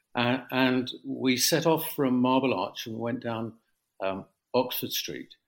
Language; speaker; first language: English; native; English